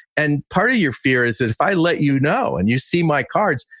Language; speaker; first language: English; native; English